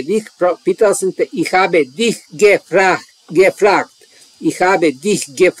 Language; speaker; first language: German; non-native, learner; Serbian